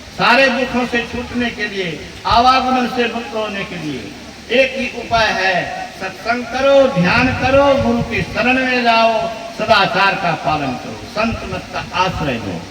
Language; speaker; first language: Hindi; native; Hindi